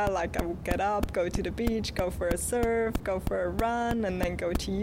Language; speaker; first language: English; non-native, fluent; Swiss German